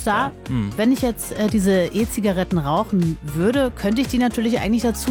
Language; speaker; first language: German; native; German